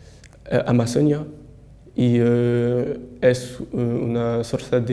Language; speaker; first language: Spanish; non-native, learner; French